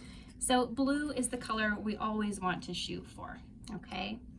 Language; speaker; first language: English; native; English